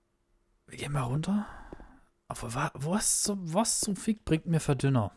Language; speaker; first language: German; native; German